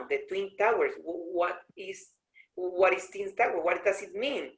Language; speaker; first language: English; non-native, learner; Spanish